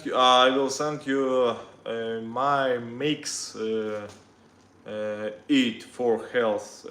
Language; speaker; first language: English; non-native, learner; Russian